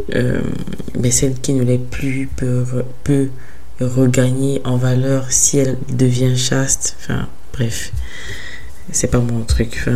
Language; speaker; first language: French; early bilingual, other home language; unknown